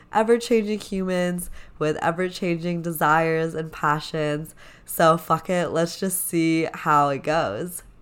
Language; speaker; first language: English; native; English